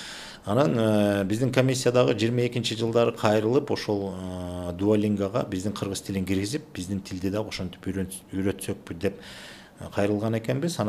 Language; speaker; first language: Kyrgyz; native; Kyrgyz